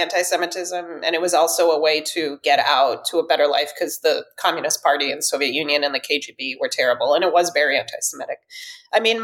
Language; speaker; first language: English; early bilingual, other home language; Russian